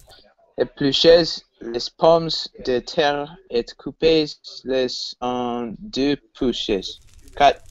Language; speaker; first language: French; non-native, learner; English